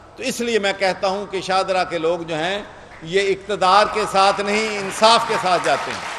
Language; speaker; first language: Urdu; non-native, local second language; Punjabi